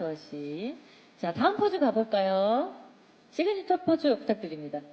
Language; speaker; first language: Korean; native; Korean